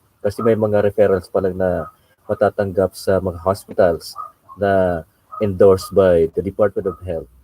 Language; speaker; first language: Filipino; non-native, local second language; Bikol